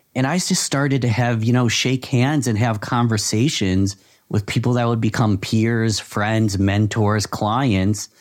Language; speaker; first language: English; native; English